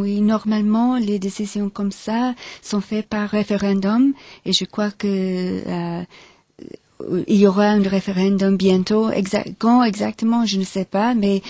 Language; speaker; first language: French; non-native, fluent; English